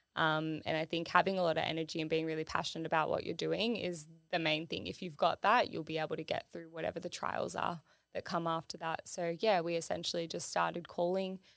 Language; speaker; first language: English; native; English